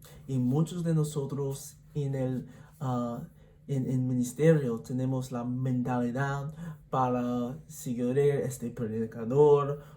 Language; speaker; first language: Spanish; non-native, learner; English